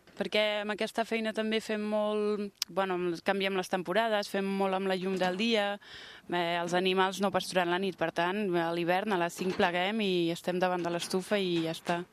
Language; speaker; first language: Catalan; early bilingual, other home language; French